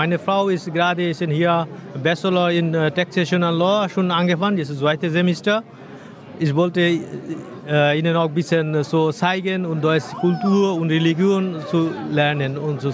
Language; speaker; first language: German; non-native, learner; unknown